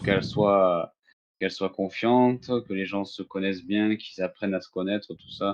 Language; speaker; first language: French; native; French